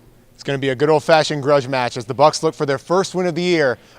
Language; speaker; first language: English; native; English